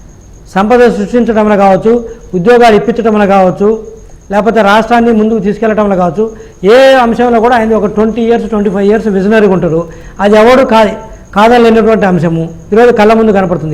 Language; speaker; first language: Telugu; native; Telugu